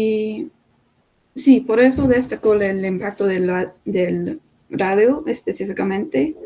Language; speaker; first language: Spanish; non-native, fluent; English